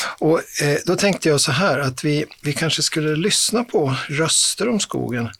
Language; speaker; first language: Swedish; native; Swedish